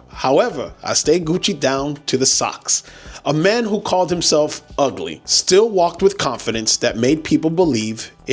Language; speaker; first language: English; native; English